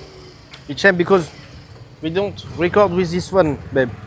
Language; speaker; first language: English; non-native, learner; French